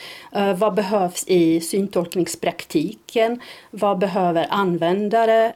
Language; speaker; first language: Swedish; non-native, fluent; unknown